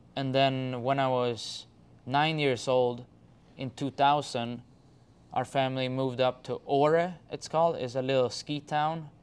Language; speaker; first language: English; non-native, fluent; Swedish